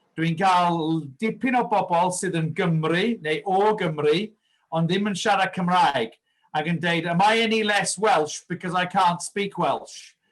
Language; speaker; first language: Welsh; early bilingual, heritage; Welsh